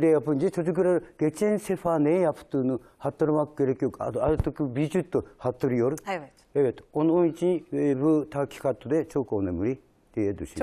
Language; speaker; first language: Turkish; non-native, learner; Japanese